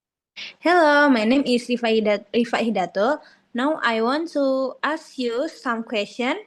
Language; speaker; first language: English; non-native, learner; Indonesian